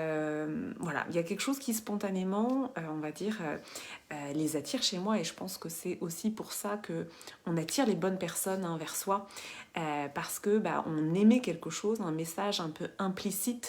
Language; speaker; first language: French; native; French